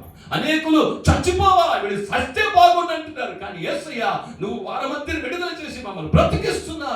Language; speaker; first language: Telugu; native; Telugu